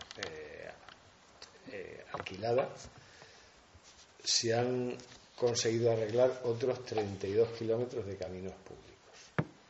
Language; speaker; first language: Spanish; native; Spanish